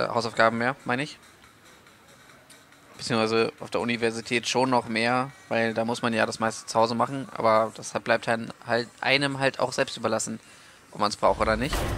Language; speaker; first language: German; native; German